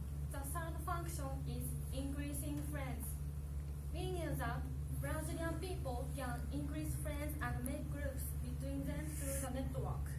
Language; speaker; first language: English; non-native, learner; Japanese